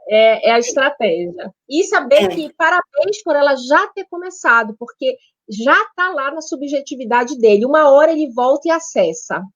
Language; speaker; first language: Portuguese; native; Portuguese